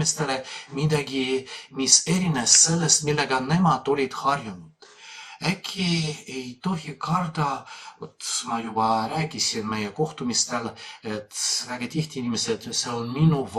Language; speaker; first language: Estonian; non-native, fluent; Polish